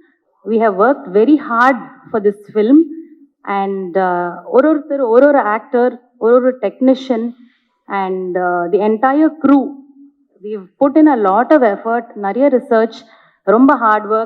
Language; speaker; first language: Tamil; native; Tamil